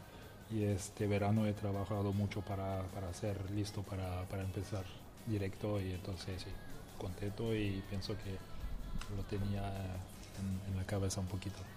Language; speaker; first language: Spanish; non-native, fluent; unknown